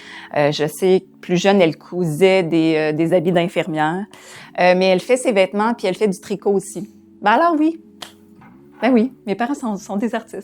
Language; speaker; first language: French; native; French